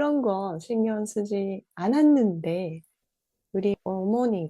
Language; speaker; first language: Korean; non-native, fluent; Japanese